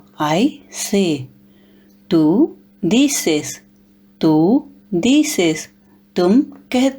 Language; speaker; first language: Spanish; non-native, fluent; Hindi